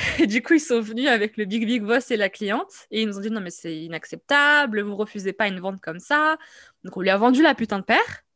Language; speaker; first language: French; non-native, local second language; Arabic